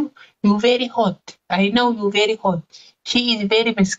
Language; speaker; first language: English; non-native, learner; Arabic